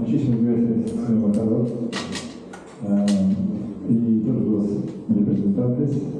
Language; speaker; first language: Spanish; non-native, fluent; Russian